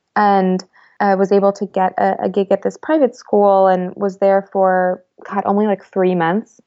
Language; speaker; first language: English; early bilingual, other home language; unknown